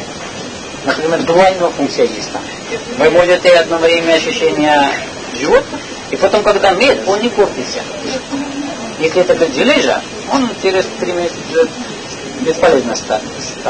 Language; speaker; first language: Russian; non-native, learner; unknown